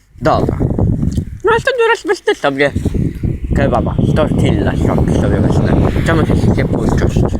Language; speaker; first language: Polish; native; Polish